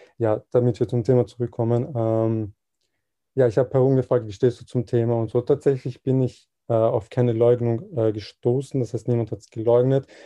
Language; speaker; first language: German; early bilingual, other home language; Serbian